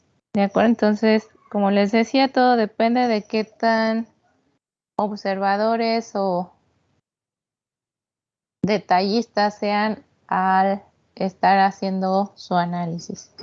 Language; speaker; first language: Spanish; native; Spanish